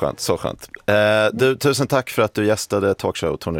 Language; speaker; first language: Swedish; native; Swedish